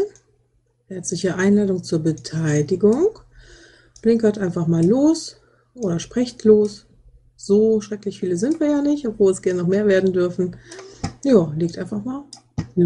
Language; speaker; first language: German; native; German